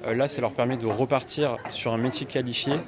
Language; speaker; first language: French; native; French